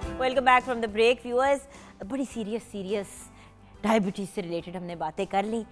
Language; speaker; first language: Urdu; non-native, local second language; Punjabi